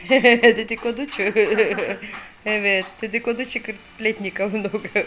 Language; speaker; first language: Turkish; non-native, learner; Russian